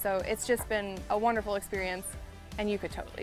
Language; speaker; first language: English; native; English